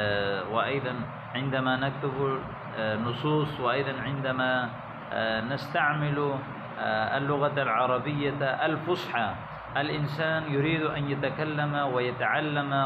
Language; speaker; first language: Arabic; non-native, fluent; Urdu